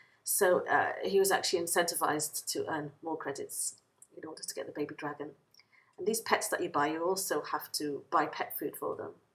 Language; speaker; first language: English; native; English